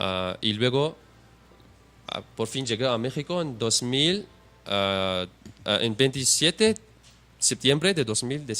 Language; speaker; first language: Spanish; non-native, learner; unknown